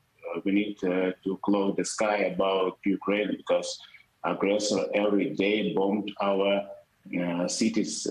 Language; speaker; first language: English; non-native, learner; Ukrainian